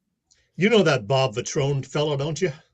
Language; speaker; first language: English; native; English